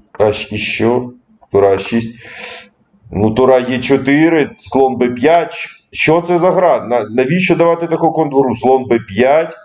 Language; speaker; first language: Ukrainian; non-native, local second language; Russian